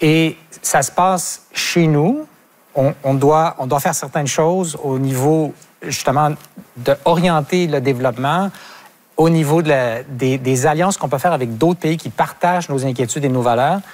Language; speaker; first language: French; native; French